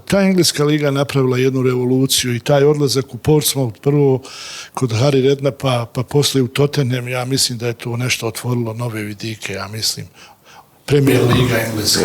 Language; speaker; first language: Bosnian; native; Bosnian